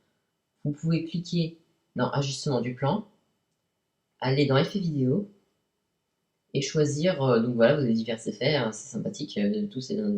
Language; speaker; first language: French; native; French